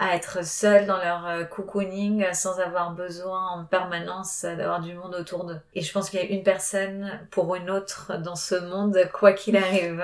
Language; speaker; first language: French; non-native, fluent; Spanish